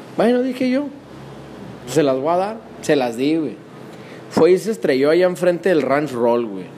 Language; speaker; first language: Spanish; native; Spanish